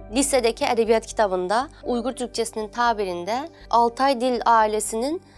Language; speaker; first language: Turkish; non-native, fluent; Chinese